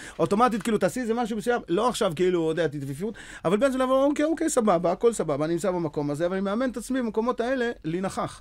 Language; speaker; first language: Hebrew; native; Hebrew